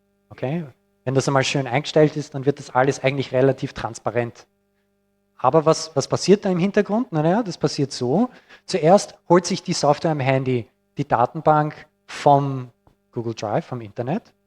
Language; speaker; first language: German; non-native, fluent; English